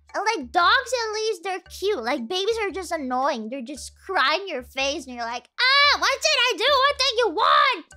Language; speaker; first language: English; non-native, fluent; Italian